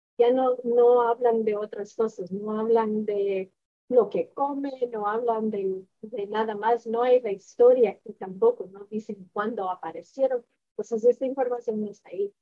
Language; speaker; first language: Spanish; early bilingual, heritage; Spanish